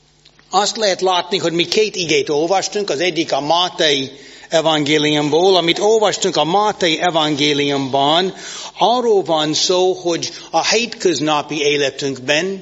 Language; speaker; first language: Hungarian; non-native, fluent; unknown